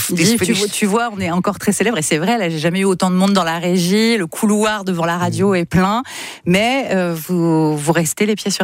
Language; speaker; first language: French; native; French